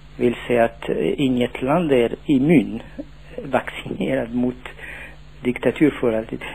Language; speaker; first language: Swedish; non-native, fluent; Tachelhit